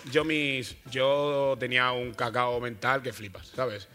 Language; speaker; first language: Spanish; early bilingual, other home language; Wolof